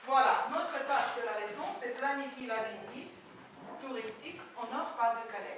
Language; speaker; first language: French; non-native, fluent; Ukrainian